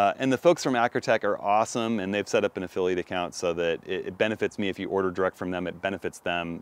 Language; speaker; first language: English; native; English